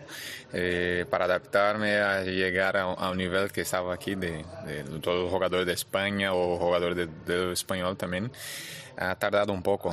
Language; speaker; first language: Spanish; non-native, fluent; Portuguese